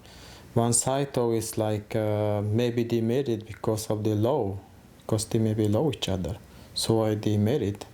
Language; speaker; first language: English; non-native, fluent; Mongolian